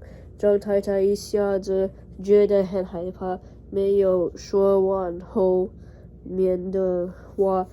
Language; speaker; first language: Chinese; non-native, learner; English